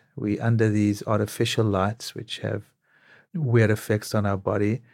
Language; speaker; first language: English; native; English